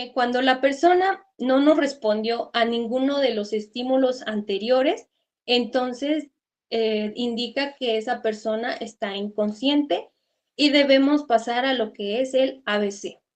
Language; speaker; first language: Spanish; native; Spanish